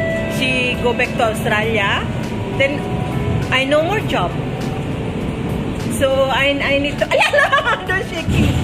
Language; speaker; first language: English; non-native, learner; Filipino